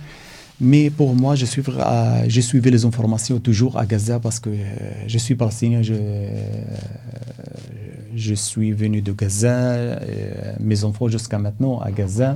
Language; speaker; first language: French; non-native, learner; Arabic